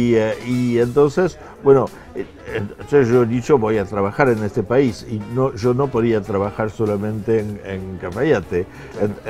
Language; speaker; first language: Spanish; non-native, fluent; French